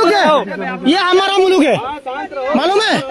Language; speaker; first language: Hindi; non-native, local second language; Bangla